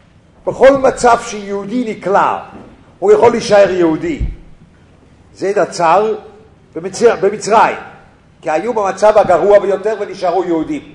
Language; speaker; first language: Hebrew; non-native, fluent; English